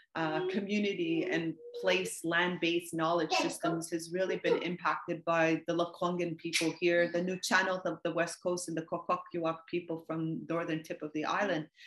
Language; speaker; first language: English; native; English